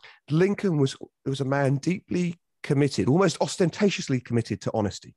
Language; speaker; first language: English; native; English